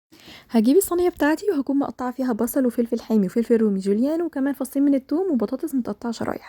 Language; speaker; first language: Arabic; native; Arabic